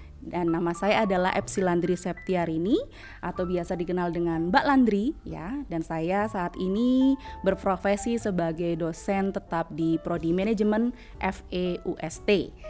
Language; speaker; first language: Indonesian; native; Indonesian